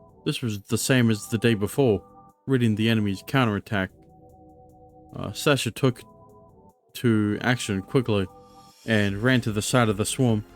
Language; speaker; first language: English; native; English